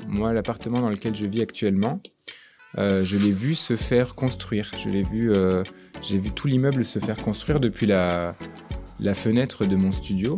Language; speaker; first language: French; native; French